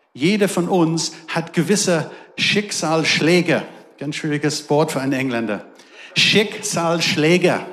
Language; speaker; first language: German; non-native, fluent; English